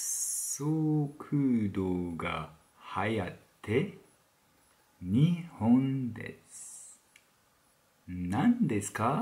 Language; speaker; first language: Japanese; non-native, learner; French